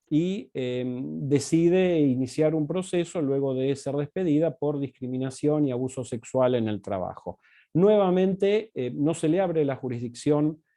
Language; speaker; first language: Spanish; native; Spanish